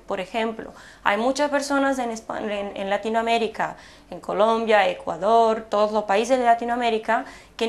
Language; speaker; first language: Spanish; non-native, fluent; Portuguese